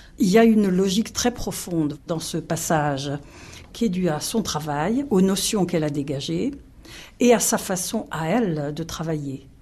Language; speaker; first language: French; native; French